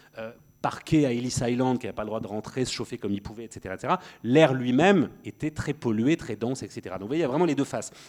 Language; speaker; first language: French; native; French